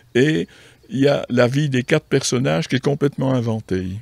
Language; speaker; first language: French; native; French